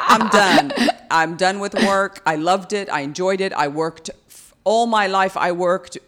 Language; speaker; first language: English; native; English